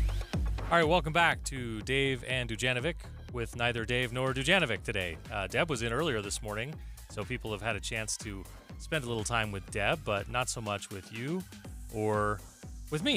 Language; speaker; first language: English; native; English